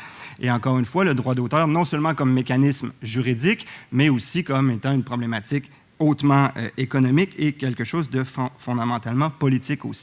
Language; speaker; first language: French; native; French